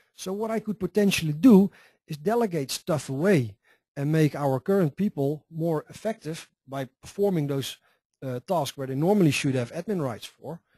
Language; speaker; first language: English; non-native, fluent; Dutch